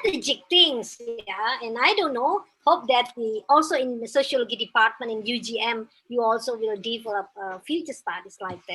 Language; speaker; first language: English; non-native, fluent; Indonesian